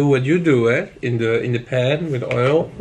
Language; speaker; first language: English; non-native, fluent; Dutch